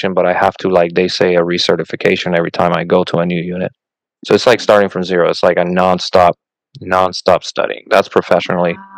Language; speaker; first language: English; non-native, fluent; Spanish